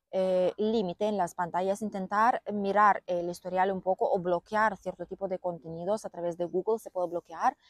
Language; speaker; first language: Spanish; non-native, fluent; Lithuanian